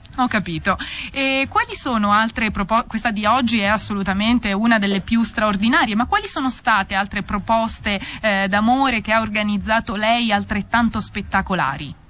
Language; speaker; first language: Italian; native; Italian